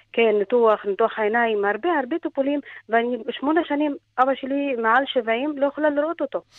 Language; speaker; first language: Hebrew; non-native, fluent; Arabic